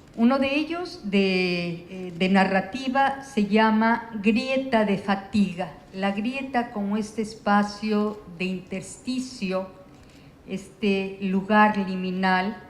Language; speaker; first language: Spanish; native; Spanish